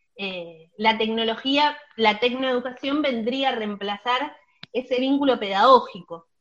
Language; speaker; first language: Spanish; native; Spanish